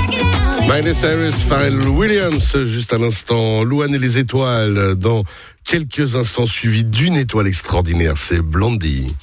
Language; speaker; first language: French; native; French